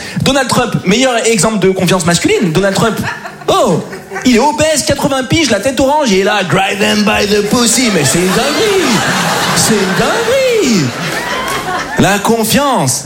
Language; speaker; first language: French; native; French